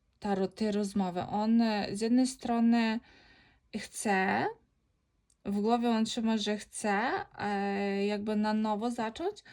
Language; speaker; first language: Polish; non-native, learner; Ukrainian